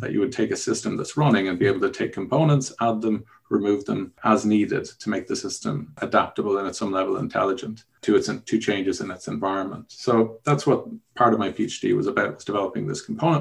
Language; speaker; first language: English; native; English